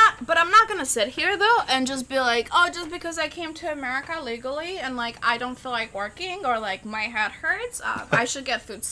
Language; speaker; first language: English; non-native, fluent; Albanian